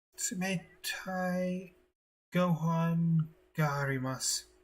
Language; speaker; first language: Japanese; non-native, learner; English